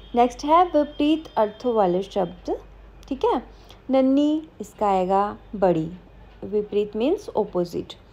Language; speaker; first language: Hindi; non-native, local second language; Punjabi